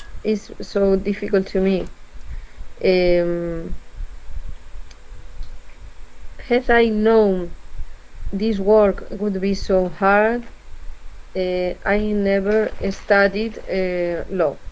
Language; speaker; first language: English; non-native, learner; Spanish